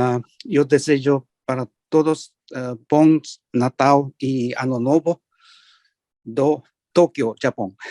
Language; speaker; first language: Portuguese; non-native, learner; Japanese